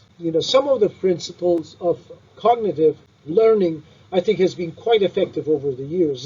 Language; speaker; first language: English; non-native, fluent; Turkish